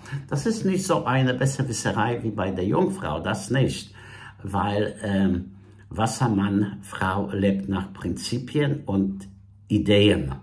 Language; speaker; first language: German; non-native, fluent; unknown